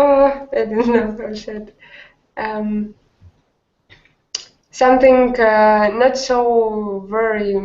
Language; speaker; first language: English; non-native, learner; Russian